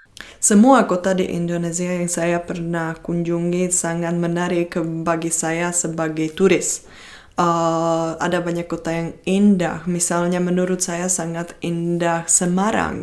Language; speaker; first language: Indonesian; non-native, fluent; Czech